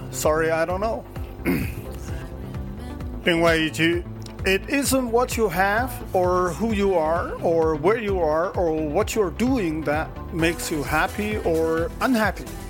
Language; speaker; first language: English; non-native, fluent; Chinese